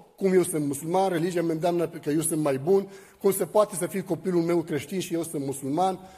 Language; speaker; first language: Romanian; non-native, fluent; Arabic